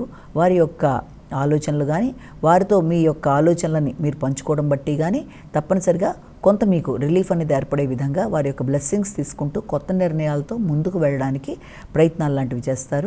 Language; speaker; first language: Telugu; native; Telugu